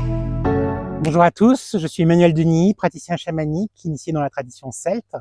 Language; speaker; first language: French; native; French